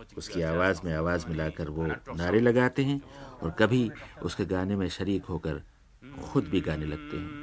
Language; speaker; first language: Urdu; native; Urdu